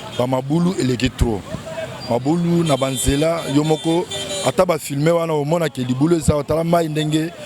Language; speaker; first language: Lingala; native; Lingala